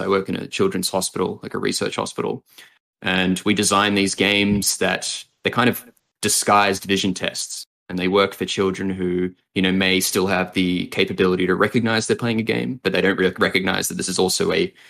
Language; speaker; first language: English; native; English